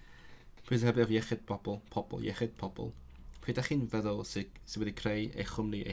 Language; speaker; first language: Welsh; non-native, learner; Cantonese